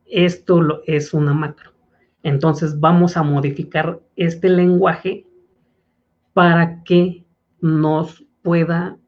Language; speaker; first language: Spanish; native; Spanish